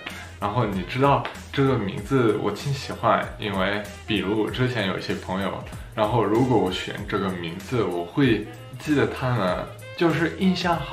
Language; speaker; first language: Chinese; non-native, fluent; French